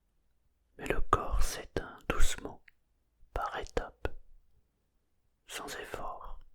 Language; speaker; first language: French; native; French